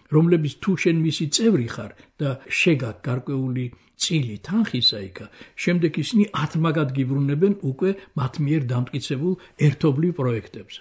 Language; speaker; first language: Georgian; native; Georgian